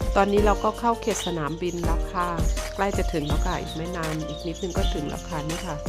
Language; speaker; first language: Thai; non-native, local second language; Lao